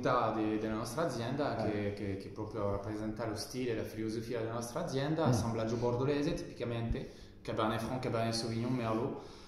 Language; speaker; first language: Italian; non-native, fluent; French